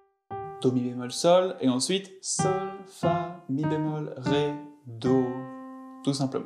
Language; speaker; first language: French; native; French